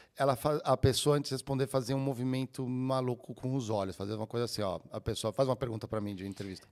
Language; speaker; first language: Portuguese; native; Portuguese